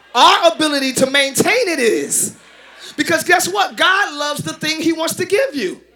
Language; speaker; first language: English; native; English